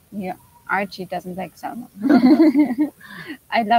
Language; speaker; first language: English; non-native, fluent; German